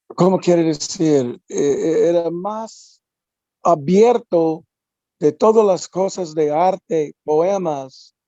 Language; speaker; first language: Spanish; non-native, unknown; English